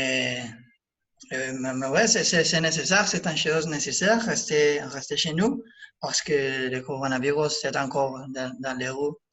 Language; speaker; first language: French; non-native, learner; Spanish